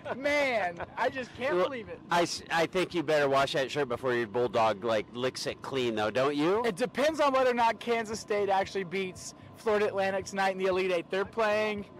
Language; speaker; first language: English; native; English